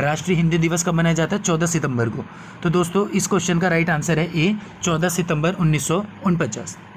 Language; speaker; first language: Hindi; native; Hindi